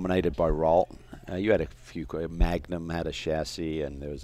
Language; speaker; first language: English; native; English